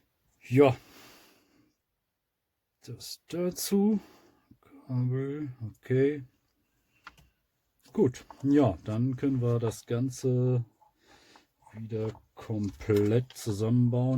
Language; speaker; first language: German; native; German